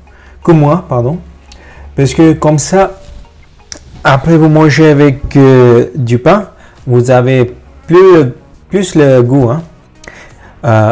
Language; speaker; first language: French; non-native, fluent; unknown